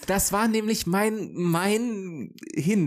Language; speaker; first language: German; native; German